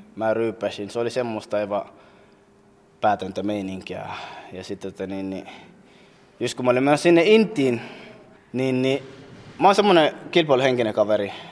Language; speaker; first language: Finnish; non-native, fluent; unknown